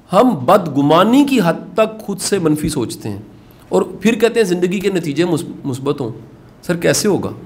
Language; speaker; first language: Urdu; native; Urdu